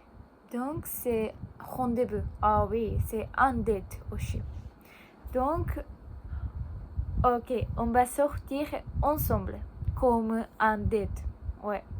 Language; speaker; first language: French; non-native, learner; Japanese